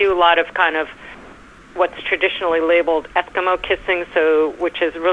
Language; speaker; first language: English; native; English